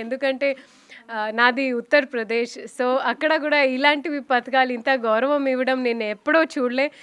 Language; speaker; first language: Telugu; non-native, fluent; Hindi